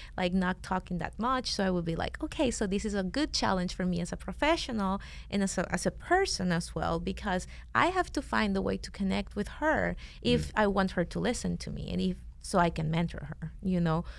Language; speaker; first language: English; non-native, fluent; Spanish